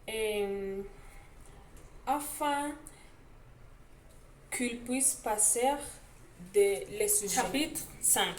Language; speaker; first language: French; non-native, learner; Spanish